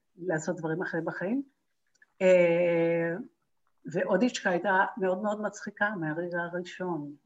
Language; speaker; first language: Hebrew; native; Hebrew